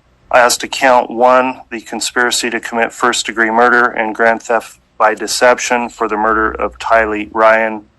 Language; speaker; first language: English; native; English